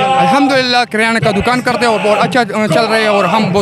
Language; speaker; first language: Hindi; non-native, local second language; Pashto